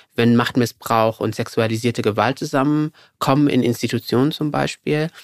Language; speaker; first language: German; early bilingual, other home language; Arabic